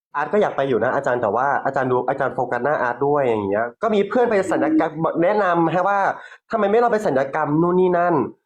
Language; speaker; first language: Thai; native; Thai